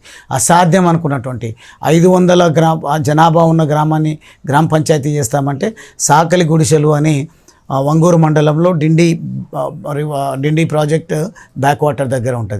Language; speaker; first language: Telugu; native; Telugu